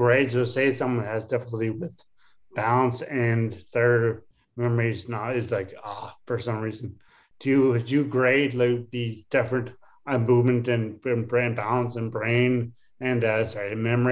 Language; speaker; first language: English; native; English